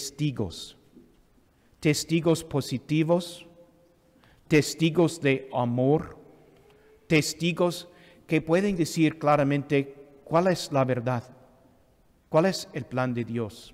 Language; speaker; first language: Spanish; non-native, fluent; English